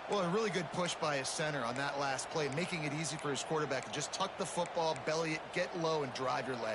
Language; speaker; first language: English; native; English